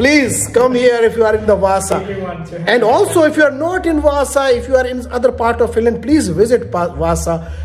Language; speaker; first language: English; non-native, local second language; Hindi